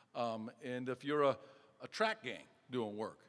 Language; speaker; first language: English; native; English